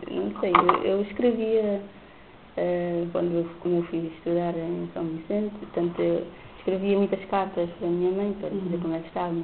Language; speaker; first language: Portuguese; non-native, local second language; Kabuverdianu